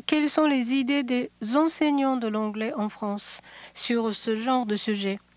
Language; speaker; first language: French; non-native, fluent; Japanese